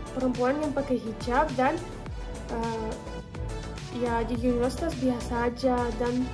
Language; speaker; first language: Indonesian; non-native, fluent; Russian